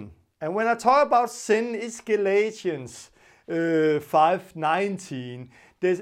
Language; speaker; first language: English; non-native, fluent; Danish